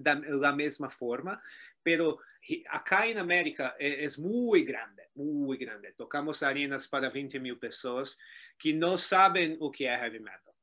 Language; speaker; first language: Spanish; non-native, learner; Portuguese